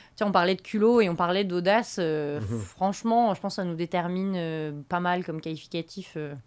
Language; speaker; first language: French; native; French